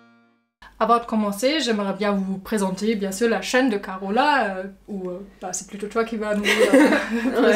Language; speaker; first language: French; non-native, fluent; German